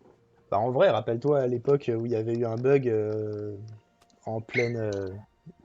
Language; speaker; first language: French; native; French